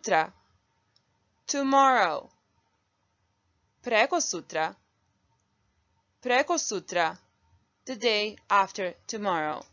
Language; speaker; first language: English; non-native, fluent; Bosnian